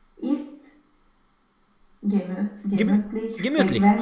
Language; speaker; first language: German; non-native, learner; Romanian